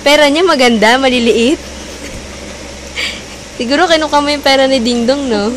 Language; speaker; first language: Filipino; native; Filipino